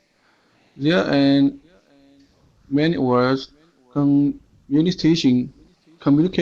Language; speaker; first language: English; non-native, learner; Chinese